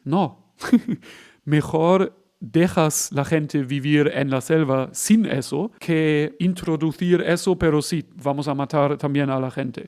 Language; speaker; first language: Spanish; non-native, fluent; German